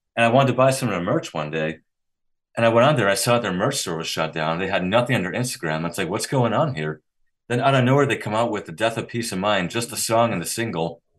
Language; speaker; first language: English; native; English